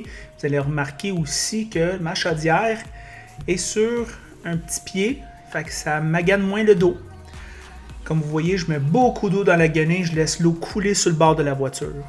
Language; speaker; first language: French; native; French